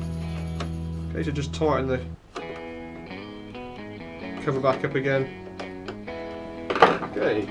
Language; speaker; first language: English; native; English